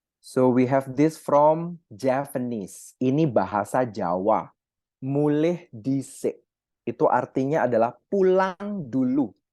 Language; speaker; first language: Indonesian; native; Indonesian